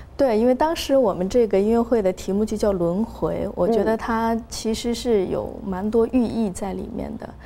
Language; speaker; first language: Chinese; native; Chinese